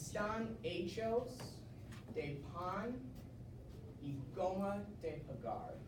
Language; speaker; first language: Spanish; non-native, learner; English